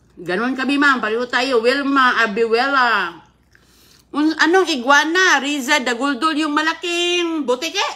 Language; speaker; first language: Filipino; non-native, local second language; Cebuano